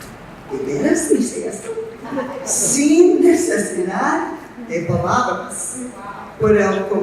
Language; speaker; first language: Spanish; non-native, fluent; English